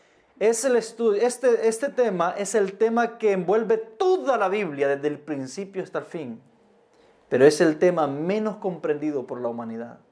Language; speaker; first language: Spanish; native; Spanish